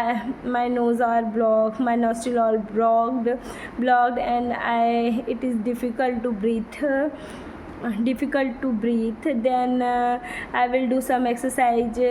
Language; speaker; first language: English; non-native, learner; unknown